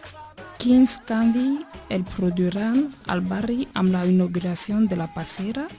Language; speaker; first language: Catalan; non-native, fluent; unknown